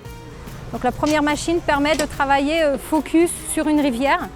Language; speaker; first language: French; native; French